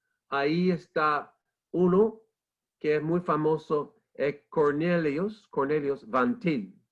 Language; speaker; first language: Spanish; non-native, fluent; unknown